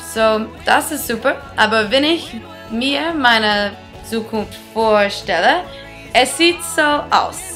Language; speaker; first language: German; non-native, learner; English